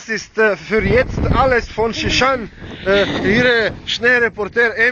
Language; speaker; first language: German; non-native, learner; Croatian